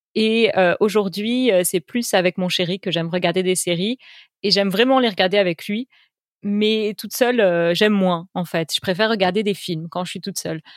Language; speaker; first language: French; native; French